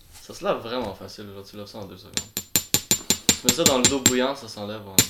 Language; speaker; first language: French; native; French